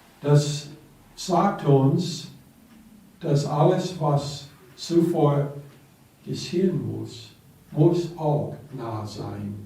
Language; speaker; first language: German; non-native, fluent; English